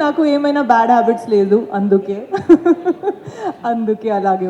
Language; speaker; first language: Telugu; non-native, learner; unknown